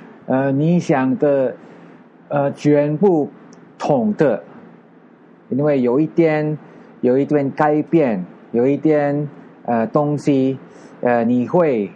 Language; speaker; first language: Chinese; non-native, learner; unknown